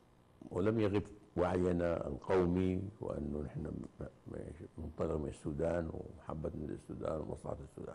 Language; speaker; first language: Arabic; native; Arabic